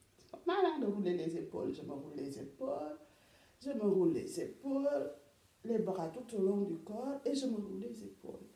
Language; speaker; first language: French; non-native, local second language; Wolof